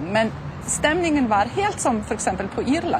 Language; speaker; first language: Swedish; non-native, fluent; Icelandic